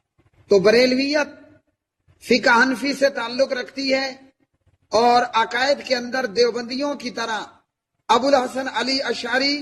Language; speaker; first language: Urdu; native; Urdu